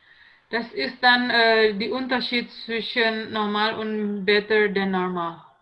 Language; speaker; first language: German; non-native, learner; Indonesian